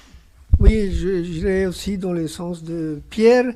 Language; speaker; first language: French; non-native, fluent; Spanish